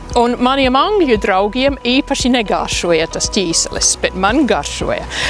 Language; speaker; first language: Latvian; non-native, fluent; English